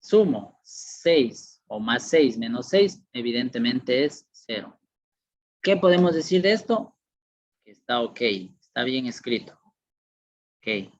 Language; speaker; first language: Spanish; native; Spanish